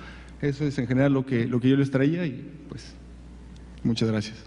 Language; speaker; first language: Spanish; native; Spanish